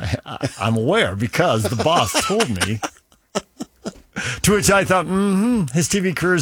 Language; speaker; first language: English; native; English